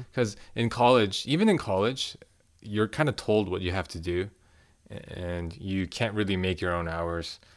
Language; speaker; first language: English; early bilingual, other home language; Korean